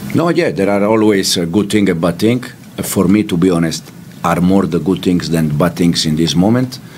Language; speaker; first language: English; non-native, fluent; Italian